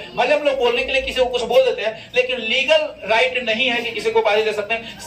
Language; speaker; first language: Hindi; native; Hindi